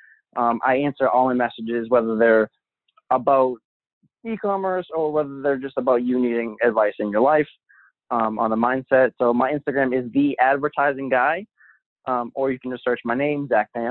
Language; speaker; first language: English; native; English